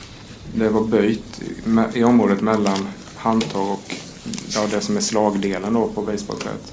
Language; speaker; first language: Swedish; native; Swedish